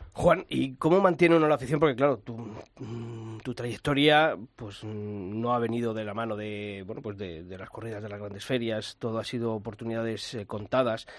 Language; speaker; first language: Spanish; native; Spanish